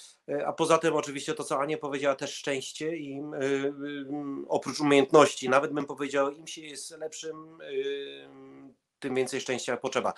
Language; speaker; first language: Polish; early bilingual, heritage; Polish